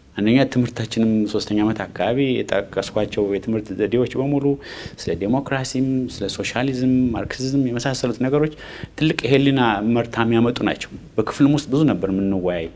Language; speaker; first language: Amharic; native; Amharic